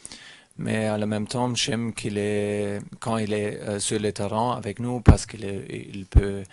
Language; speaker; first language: French; non-native, learner; German